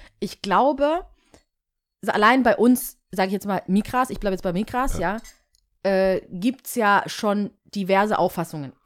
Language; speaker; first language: German; early bilingual, other home language; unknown